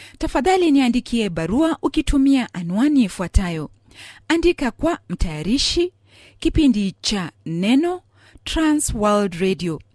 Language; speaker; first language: Swahili; non-native, local second language; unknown